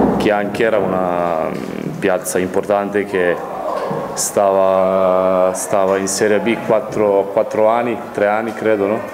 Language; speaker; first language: Italian; non-native, fluent; Serbian